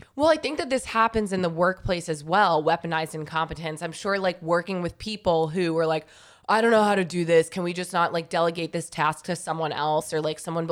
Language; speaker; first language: English; native; English